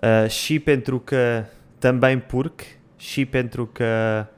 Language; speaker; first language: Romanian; non-native, learner; Portuguese